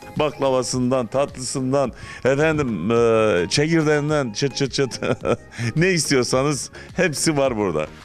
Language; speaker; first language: Turkish; native; Turkish